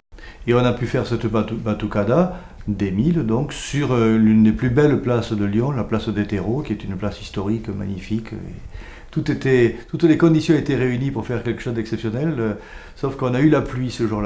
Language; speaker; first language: French; native; French